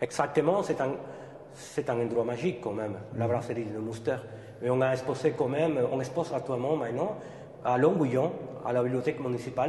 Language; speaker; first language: French; non-native, fluent; Spanish